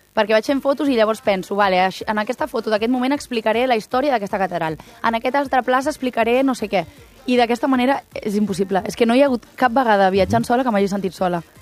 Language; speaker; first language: Catalan; native; Catalan